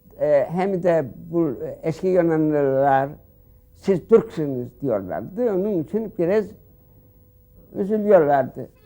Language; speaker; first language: Turkish; early bilingual, heritage; Turkish